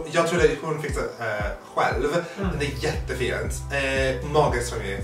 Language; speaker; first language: Swedish; non-native, fluent; English